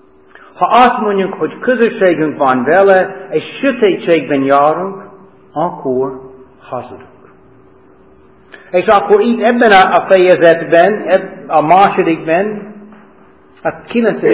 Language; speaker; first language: Hungarian; non-native, fluent; English